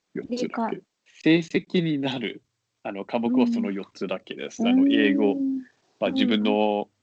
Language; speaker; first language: Japanese; non-native, fluent; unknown